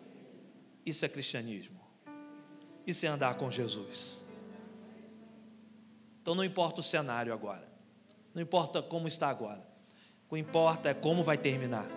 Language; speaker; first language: Portuguese; native; Portuguese